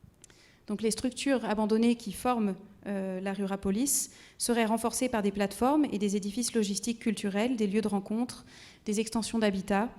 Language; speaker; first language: French; native; French